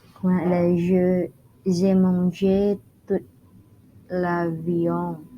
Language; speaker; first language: French; non-native, learner; Indonesian